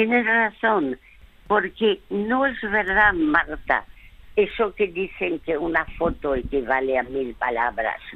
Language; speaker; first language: Spanish; early bilingual, other home language; French